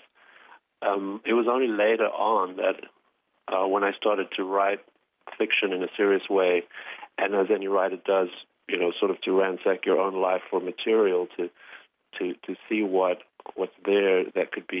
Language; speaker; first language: English; native; English